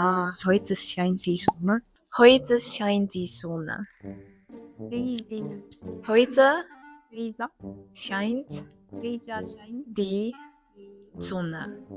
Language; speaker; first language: German; non-native, learner; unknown